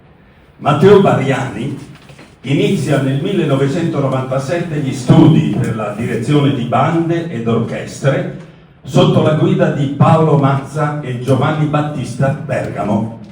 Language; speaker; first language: Italian; native; Italian